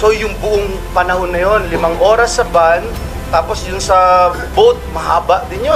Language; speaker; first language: Filipino; native; Filipino